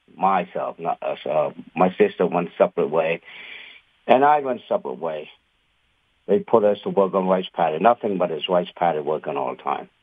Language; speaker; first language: English; non-native, fluent; Khmer